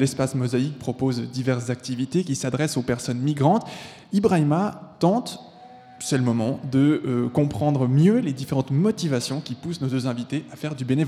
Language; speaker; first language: French; native; French